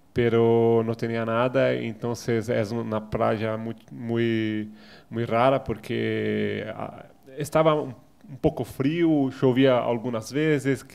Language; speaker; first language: Spanish; non-native, fluent; Portuguese